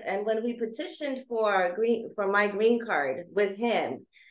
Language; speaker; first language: English; early bilingual, other home language; Russian